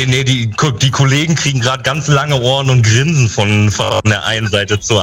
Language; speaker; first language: German; native; German